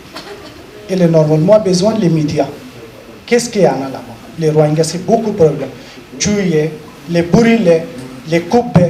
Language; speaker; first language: French; non-native, learner; Rohingya